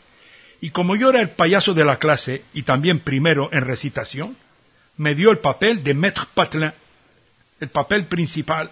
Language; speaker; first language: Spanish; early bilingual, heritage; Ladino